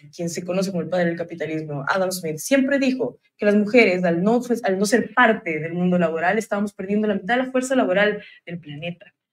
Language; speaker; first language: Spanish; native; Spanish